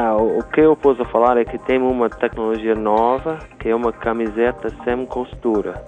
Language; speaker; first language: Portuguese; non-native, fluent; English